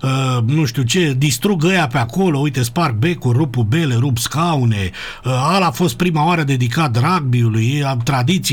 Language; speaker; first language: Romanian; native; Romanian